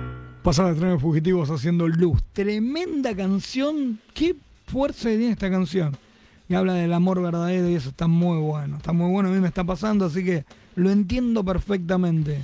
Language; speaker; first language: Spanish; native; Spanish